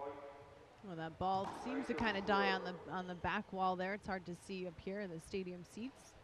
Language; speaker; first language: English; native; English